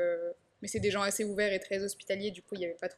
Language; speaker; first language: French; native; French